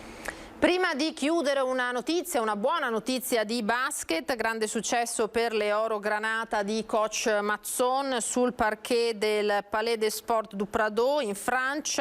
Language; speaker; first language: Italian; native; Italian